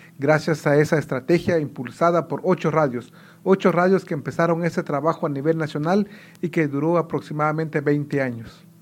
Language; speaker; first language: Spanish; non-native, local second language; Kaqchikel